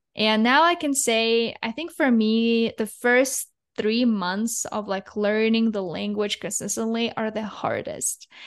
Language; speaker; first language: English; non-native, fluent; Russian